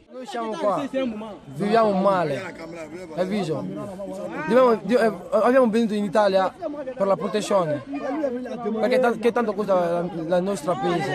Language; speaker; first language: Italian; non-native, learner; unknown